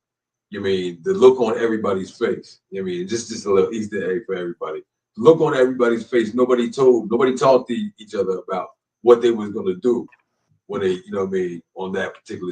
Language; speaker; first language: English; native; English